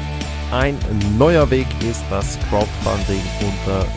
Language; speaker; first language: German; native; German